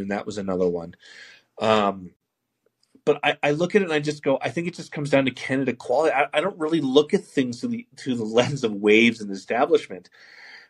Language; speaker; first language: English; native; English